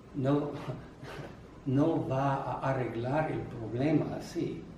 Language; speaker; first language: Spanish; non-native, fluent; English